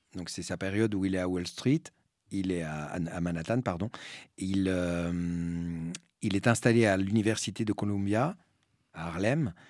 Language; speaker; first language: French; early bilingual, other home language; Spanish